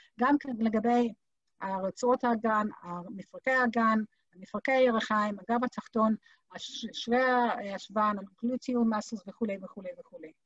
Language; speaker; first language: Hebrew; native; Hebrew